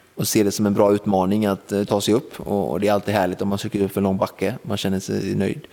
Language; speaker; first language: Swedish; native; Swedish